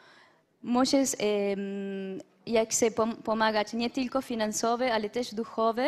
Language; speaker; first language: Polish; non-native, learner; French